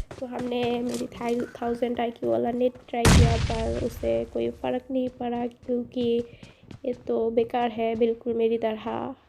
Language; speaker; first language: Hindi; non-native, fluent; Bangla